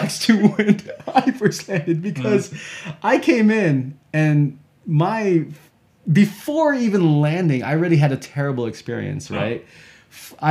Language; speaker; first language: English; native; English